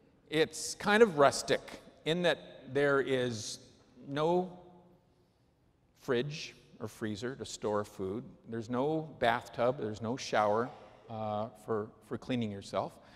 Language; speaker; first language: English; native; English